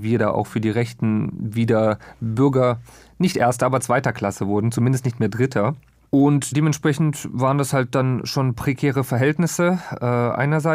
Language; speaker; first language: German; native; German